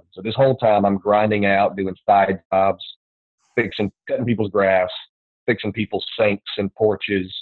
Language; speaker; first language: English; native; English